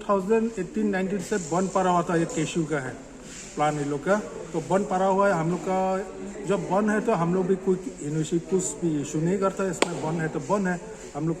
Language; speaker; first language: Hindi; non-native, local second language; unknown